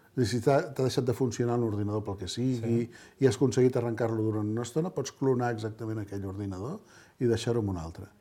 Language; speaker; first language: Catalan; native; Catalan